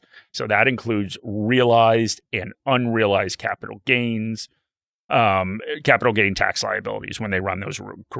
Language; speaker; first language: English; native; English